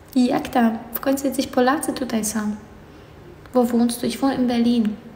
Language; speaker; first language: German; early bilingual, other home language; Polish